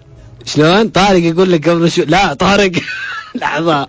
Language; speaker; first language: Arabic; native; Arabic